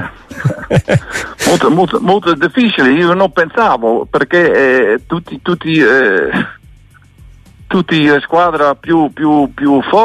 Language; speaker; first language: Italian; non-native, learner; Dutch